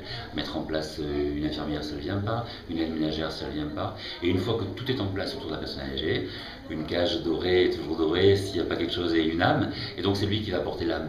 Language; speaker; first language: French; native; French